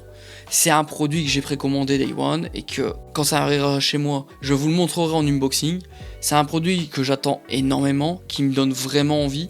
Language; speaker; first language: French; native; French